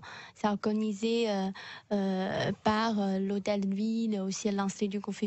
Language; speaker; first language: French; non-native, learner; Chinese